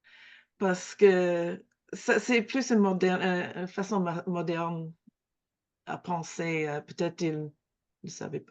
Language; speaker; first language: French; non-native, fluent; English